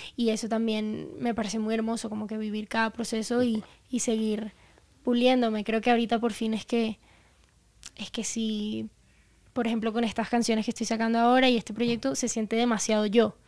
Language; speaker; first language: Spanish; native; Spanish